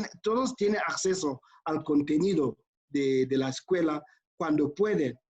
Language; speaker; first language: Spanish; non-native, fluent; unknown